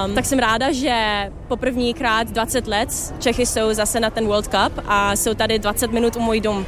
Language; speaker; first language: Czech; early bilingual, heritage; Czech